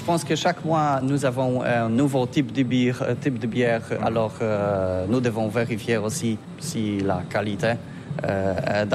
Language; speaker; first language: French; non-native, learner; Polish